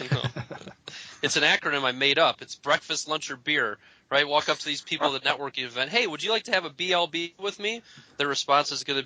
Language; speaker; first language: English; native; English